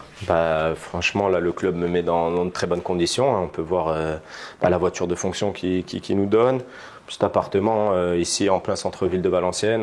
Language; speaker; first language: French; native; French